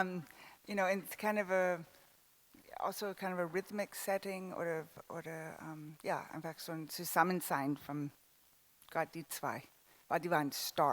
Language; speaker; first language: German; non-native, learner; English